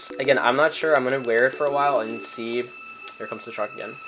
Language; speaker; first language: English; native; English